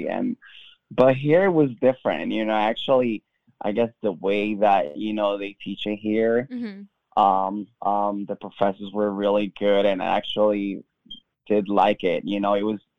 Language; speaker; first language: English; non-native, fluent; Spanish